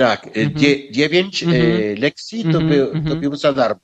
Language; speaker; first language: Polish; non-native, learner; Spanish